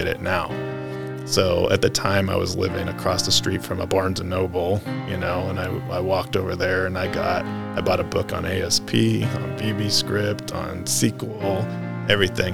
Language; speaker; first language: English; native; English